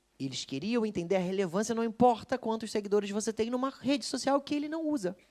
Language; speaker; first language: Portuguese; native; Portuguese